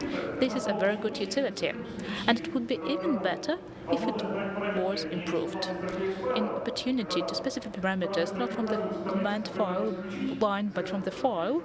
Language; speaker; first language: English; non-native, fluent; Russian